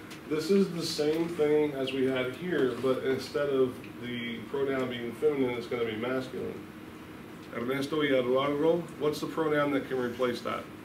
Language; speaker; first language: English; native; English